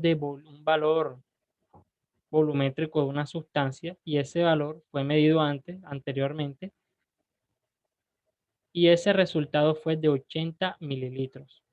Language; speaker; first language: Spanish; native; Spanish